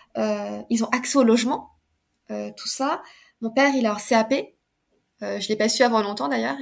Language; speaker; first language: French; early bilingual, other home language; Khmer